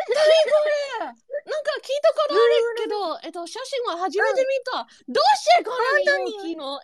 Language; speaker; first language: Japanese; non-native, learner; English